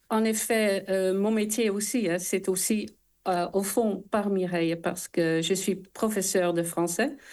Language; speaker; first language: French; non-native, fluent; Dutch